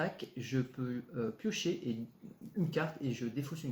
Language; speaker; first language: French; native; French